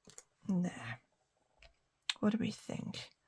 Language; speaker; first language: English; native; English